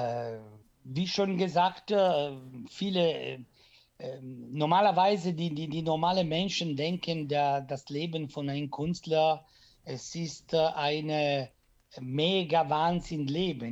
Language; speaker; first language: German; non-native, fluent; Italian